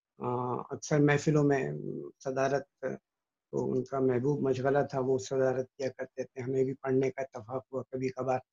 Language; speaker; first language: Urdu; native; Urdu